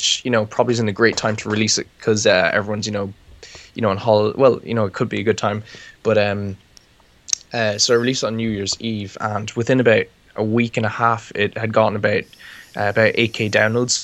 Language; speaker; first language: English; native; English